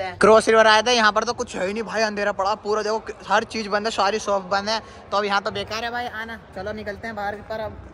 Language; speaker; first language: Hindi; native; Hindi